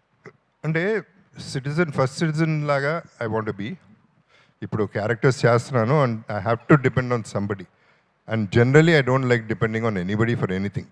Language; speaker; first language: Telugu; native; Telugu